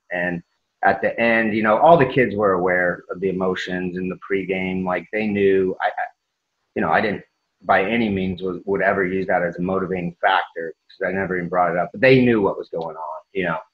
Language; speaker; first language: English; native; English